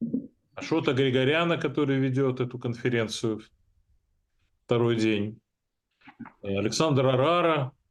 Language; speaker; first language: Russian; native; Russian